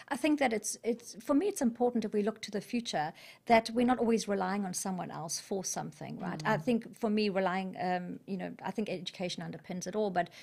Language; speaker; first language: English; native; English